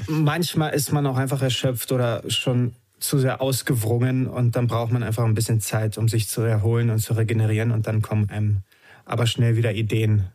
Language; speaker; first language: German; early bilingual, other home language; Romanian